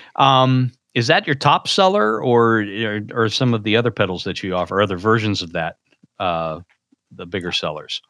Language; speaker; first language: English; native; English